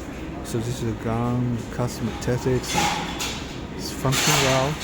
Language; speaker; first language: English; non-native, learner; Chinese